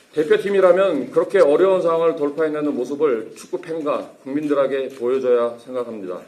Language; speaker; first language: Korean; native; Korean